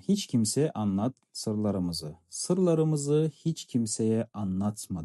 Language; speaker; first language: Turkish; non-native, fluent; Kazakh